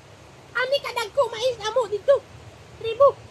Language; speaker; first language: Cebuano; non-native, local second language; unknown